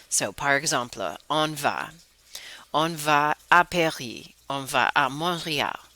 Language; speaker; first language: French; non-native, fluent; English